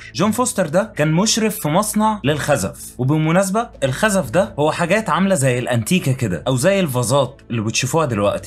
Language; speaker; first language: Arabic; native; Arabic